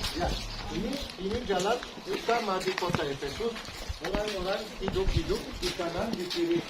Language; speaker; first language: Indonesian; non-native, fluent; Turkish